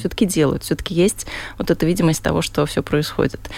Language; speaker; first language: Russian; native; Russian